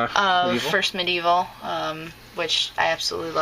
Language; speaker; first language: English; native; English